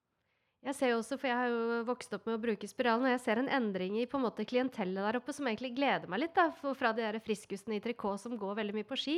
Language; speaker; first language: Norwegian; native; Norwegian